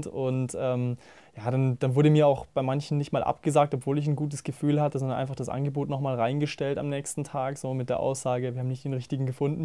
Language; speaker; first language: German; native; German